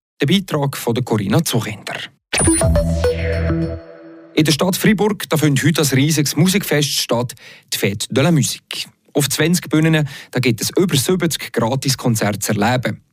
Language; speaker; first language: German; native; German